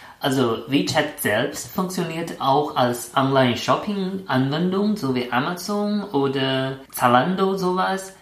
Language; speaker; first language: German; non-native, fluent; Chinese